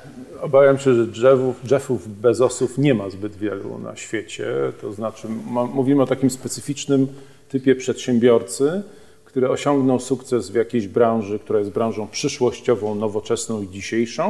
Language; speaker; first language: Polish; native; Polish